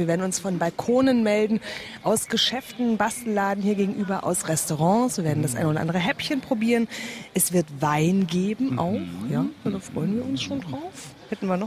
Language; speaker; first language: German; native; German